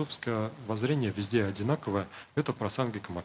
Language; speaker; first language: Russian; native; Russian